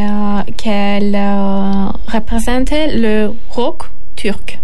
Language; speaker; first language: French; non-native, learner; Turkish